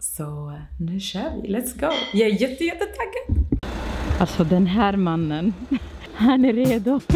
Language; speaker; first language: Swedish; non-native, fluent; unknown